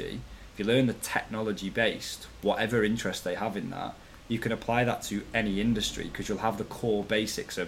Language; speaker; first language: English; native; English